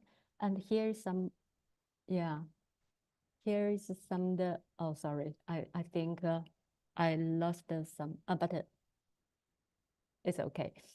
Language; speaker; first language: English; non-native, learner; Chinese